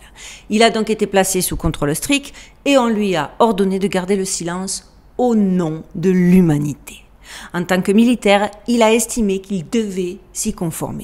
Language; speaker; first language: French; native; French